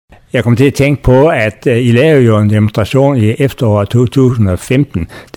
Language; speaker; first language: Danish; native; Danish